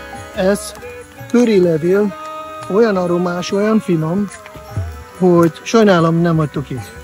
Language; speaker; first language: Hungarian; non-native, fluent; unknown